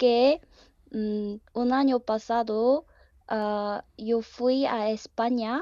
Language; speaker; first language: Spanish; non-native, learner; Korean